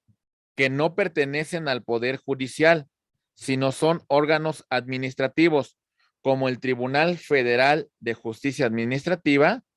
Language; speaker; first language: Spanish; native; Spanish